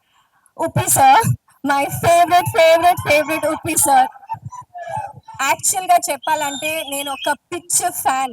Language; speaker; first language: Telugu; non-native, local second language; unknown